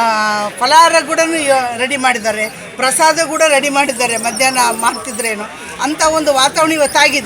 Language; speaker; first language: Kannada; native; Kannada